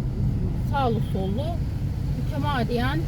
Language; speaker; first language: Turkish; native; Turkish